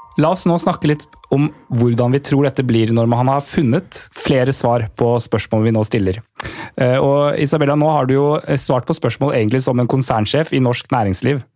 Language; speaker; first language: Norwegian; native; Norwegian